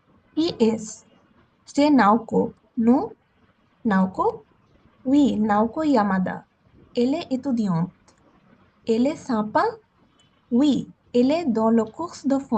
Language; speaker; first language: French; non-native, learner; Bangla